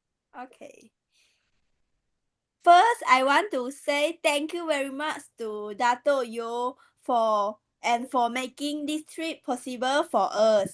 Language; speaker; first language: English; non-native, learner; Malay